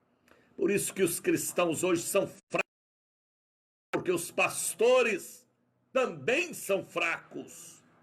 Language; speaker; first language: Portuguese; native; Portuguese